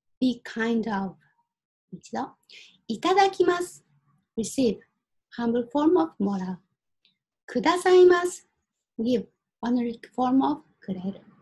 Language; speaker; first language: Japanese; native; Japanese